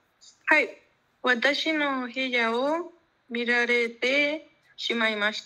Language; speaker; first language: Japanese; non-native, learner; Spanish